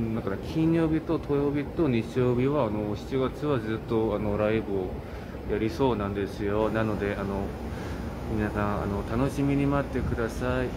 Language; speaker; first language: Japanese; non-native, fluent; Korean